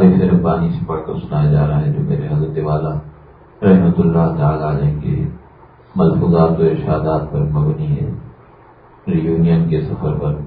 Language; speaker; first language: Urdu; native; Urdu